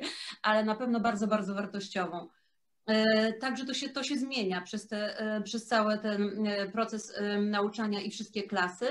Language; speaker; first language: Polish; native; Polish